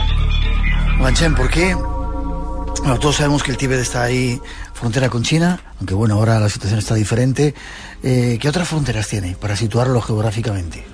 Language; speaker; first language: Spanish; native; Spanish